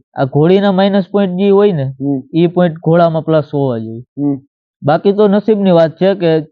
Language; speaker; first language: Gujarati; native; Gujarati